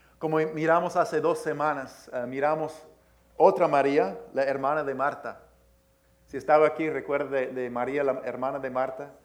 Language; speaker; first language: Spanish; early bilingual, heritage; Spanish